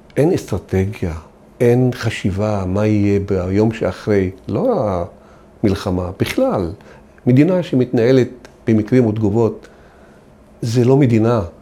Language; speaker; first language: Hebrew; non-native, local second language; Arabic